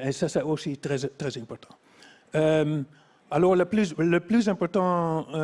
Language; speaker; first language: French; non-native, fluent; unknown